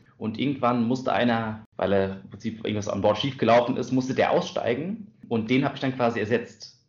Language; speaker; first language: German; native; German